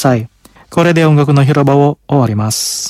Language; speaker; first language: Japanese; non-native, fluent; Indonesian